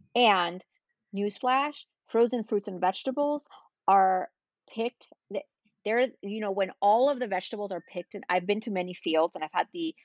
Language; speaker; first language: English; non-native, fluent; Spanish